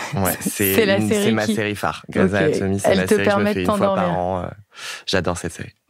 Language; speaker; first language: French; native; French